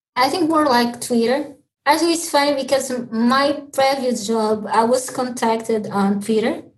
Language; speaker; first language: English; early bilingual, other home language; Portuguese